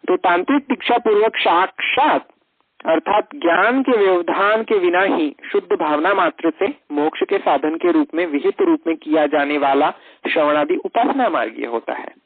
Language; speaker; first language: Hindi; non-native, local second language; Gujarati